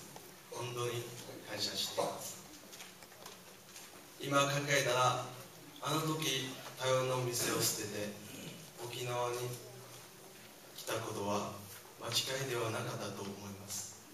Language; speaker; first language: Japanese; non-native, fluent; Chinese